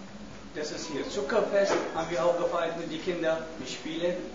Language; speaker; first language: German; non-native, learner; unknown